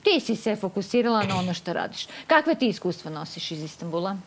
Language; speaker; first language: Croatian; native; Croatian